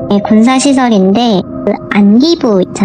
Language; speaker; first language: Korean; native; Korean